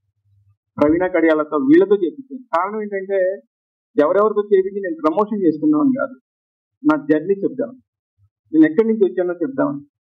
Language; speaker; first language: Telugu; native; Telugu